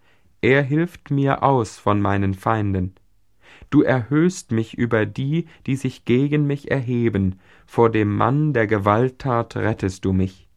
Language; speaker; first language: German; native; German